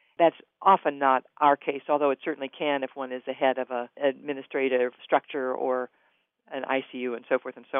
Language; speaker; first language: English; native; English